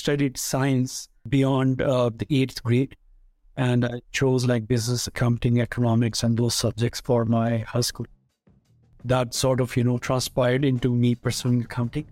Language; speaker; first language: English; non-native, local second language; Punjabi